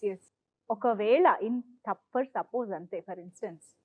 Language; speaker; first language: Telugu; native; Telugu